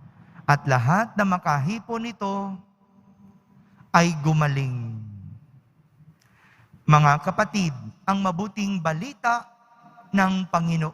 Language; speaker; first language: Filipino; native; Filipino